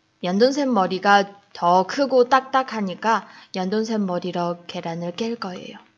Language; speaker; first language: Korean; non-native, fluent; Chinese